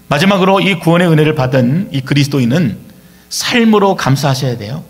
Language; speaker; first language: Korean; native; Korean